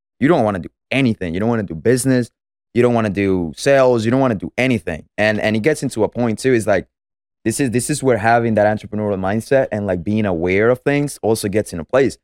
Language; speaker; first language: English; non-native, fluent; Spanish